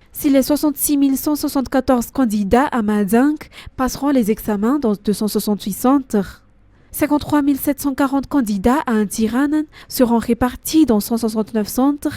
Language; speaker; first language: French; non-native, local second language; Malagasy